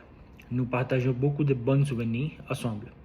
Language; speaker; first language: French; non-native, learner; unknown